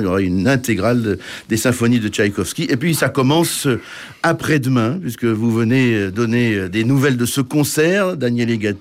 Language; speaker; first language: French; native; French